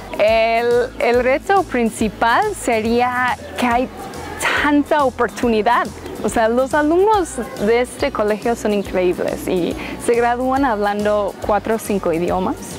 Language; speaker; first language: Spanish; native; Spanish